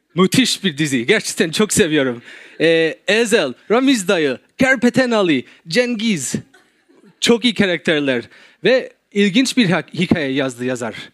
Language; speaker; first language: Turkish; non-native, fluent; English